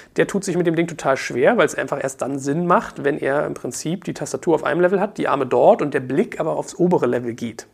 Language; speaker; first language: German; native; German